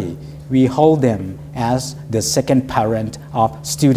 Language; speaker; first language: English; non-native, fluent; Thai